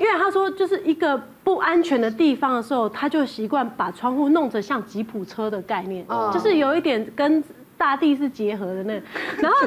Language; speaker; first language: Chinese; native; Chinese